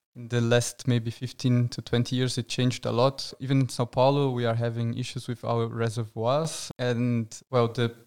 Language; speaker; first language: English; non-native, fluent; Portuguese